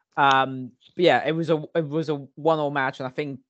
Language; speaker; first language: English; native; English